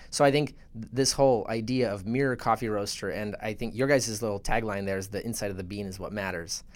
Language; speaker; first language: English; early bilingual, other home language; Russian